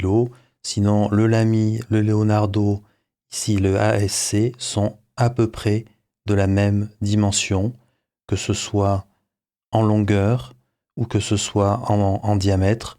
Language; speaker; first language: French; native; French